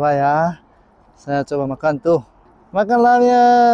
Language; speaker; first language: Indonesian; non-native, fluent; Korean